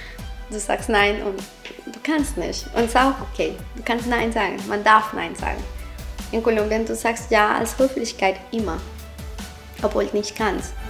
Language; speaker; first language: German; non-native, fluent; Spanish